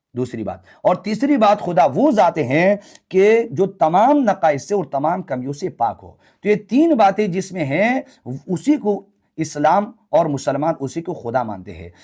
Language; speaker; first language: Urdu; non-native, local second language; Pashto